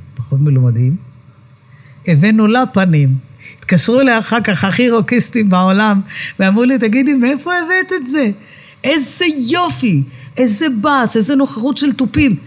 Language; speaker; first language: Hebrew; native; Hebrew